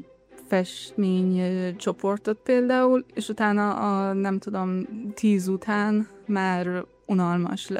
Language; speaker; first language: Hungarian; non-native, fluent; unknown